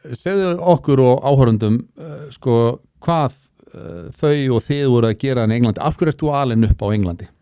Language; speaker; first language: Icelandic; native; Icelandic